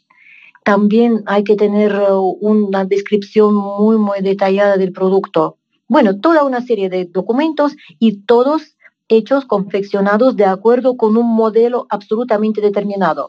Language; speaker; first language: Spanish; non-native, fluent; Russian